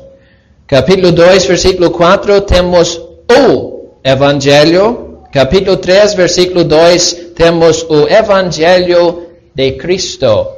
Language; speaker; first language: Portuguese; non-native, fluent; English